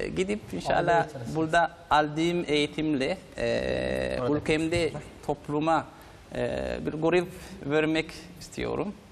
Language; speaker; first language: Turkish; non-native, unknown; Oromo